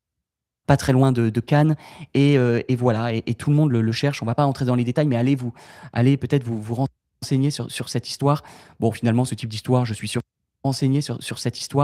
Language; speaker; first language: French; native; French